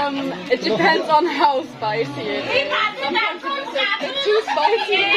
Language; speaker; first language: English; non-native, fluent; German